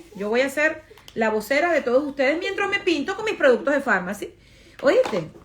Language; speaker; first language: Spanish; native; Spanish